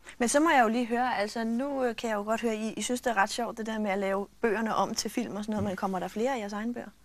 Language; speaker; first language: Danish; native; Danish